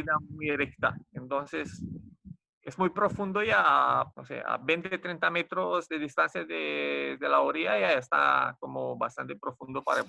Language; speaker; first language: Spanish; non-native, fluent; Romanian